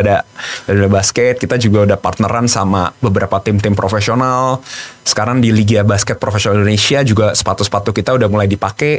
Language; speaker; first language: Indonesian; native; Indonesian